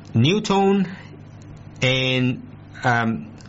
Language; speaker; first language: English; non-native, fluent; Spanish